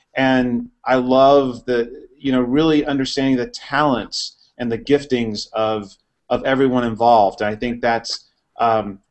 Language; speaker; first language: English; native; English